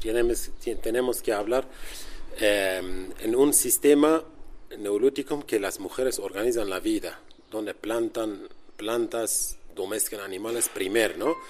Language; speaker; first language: Spanish; non-native, learner; Kurdish